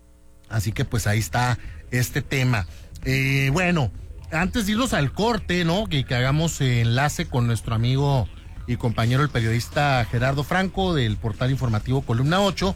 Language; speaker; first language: Spanish; native; Spanish